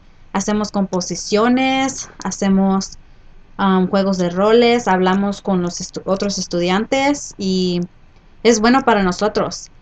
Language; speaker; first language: Spanish; early bilingual, heritage; Spanish